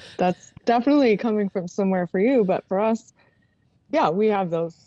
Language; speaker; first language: English; native; English